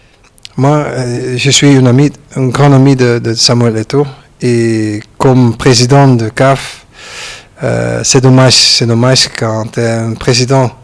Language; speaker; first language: French; non-native, learner; Dutch